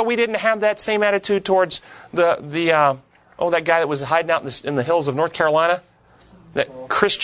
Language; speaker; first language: English; native; English